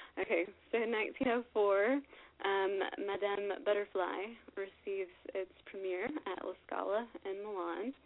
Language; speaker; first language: English; native; English